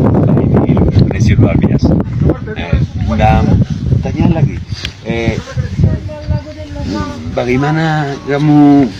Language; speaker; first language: Indonesian; non-native, learner; Spanish